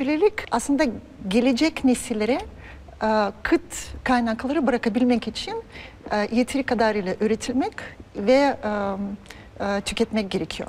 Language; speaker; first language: Turkish; non-native, fluent; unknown